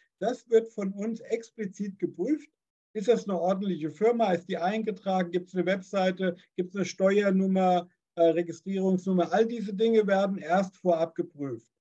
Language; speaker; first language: German; native; German